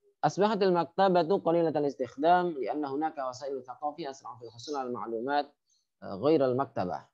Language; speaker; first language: Arabic; non-native, fluent; Indonesian